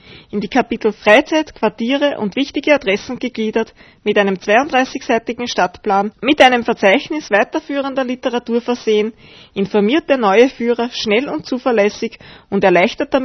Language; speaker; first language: German; native; German